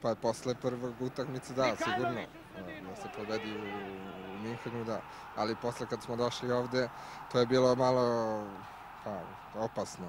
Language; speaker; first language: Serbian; non-native, learner; Italian